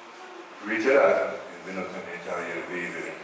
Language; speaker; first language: Italian; non-native, learner; English